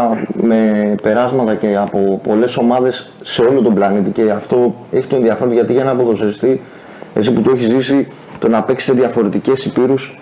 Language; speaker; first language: Greek; native; Greek